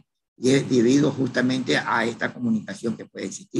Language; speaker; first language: Spanish; native; Spanish